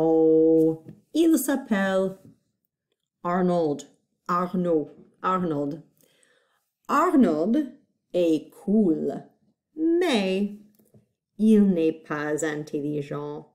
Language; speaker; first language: French; non-native, fluent; English